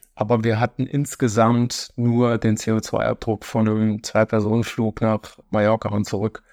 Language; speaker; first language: German; native; German